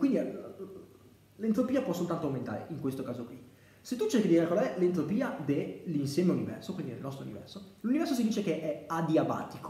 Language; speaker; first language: Italian; native; Italian